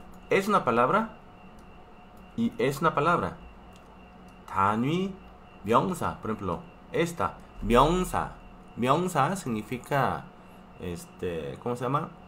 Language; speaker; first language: Spanish; non-native, fluent; Korean